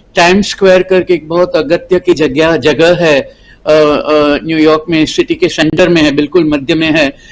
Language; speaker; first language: Hindi; non-native, local second language; Gujarati